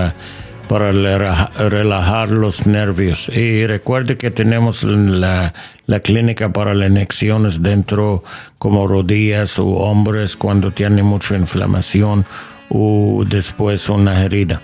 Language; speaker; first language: Spanish; non-native, fluent; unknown